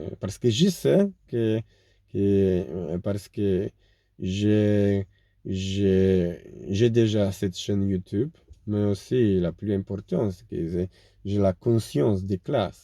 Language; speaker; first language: French; non-native, fluent; Polish